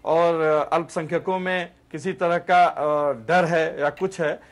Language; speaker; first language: Hindi; native; Hindi